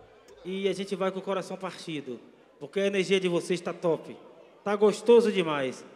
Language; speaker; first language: Portuguese; native; Portuguese